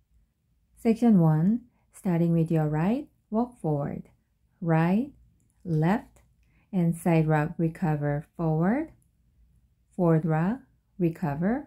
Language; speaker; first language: English; non-native, fluent; Korean